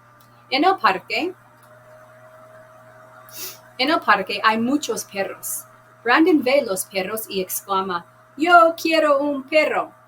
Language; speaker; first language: Spanish; non-native, fluent; English